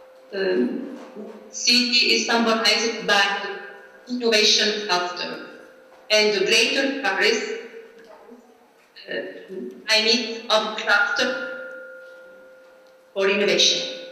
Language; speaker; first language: English; non-native, learner; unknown